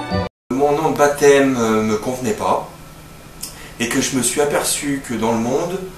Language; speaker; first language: French; native; French